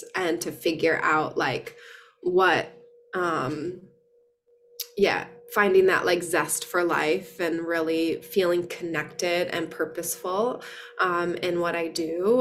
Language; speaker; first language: English; native; English